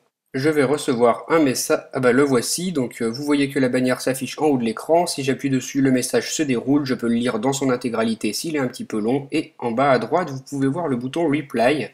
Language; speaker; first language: French; native; French